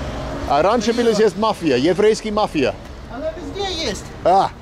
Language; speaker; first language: Russian; non-native, learner; English